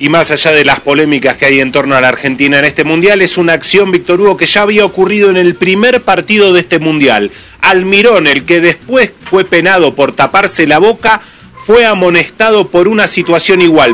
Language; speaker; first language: Spanish; native; Spanish